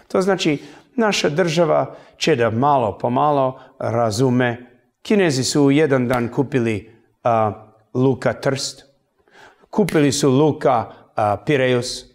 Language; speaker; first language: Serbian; early bilingual, heritage; English